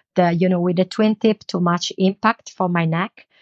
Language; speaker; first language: English; non-native, learner; Italian